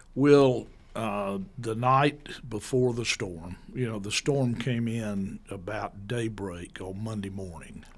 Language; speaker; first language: English; native; English